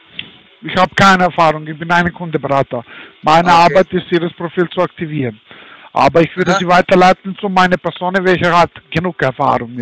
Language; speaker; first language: German; non-native, learner; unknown